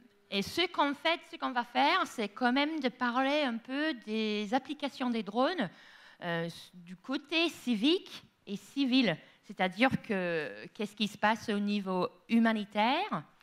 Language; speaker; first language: French; non-native, fluent; English